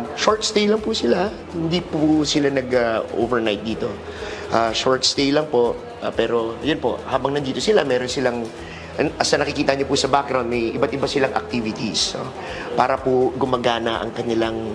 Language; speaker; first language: Filipino; native; Filipino